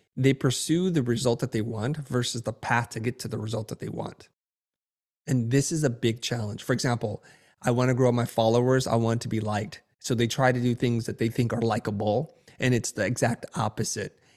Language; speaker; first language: English; early bilingual, other home language; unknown